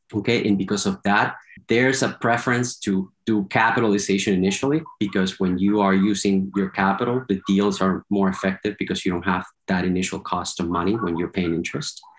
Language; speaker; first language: English; non-native, fluent; Spanish